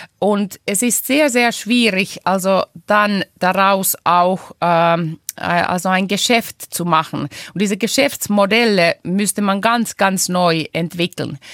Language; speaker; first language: German; non-native, fluent; Finnish